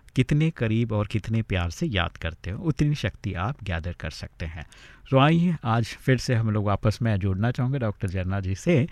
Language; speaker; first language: Hindi; native; Hindi